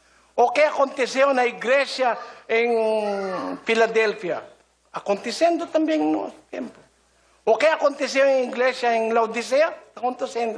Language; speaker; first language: Portuguese; non-native, learner; Filipino